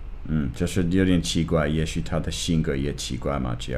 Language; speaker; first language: Chinese; non-native, fluent; English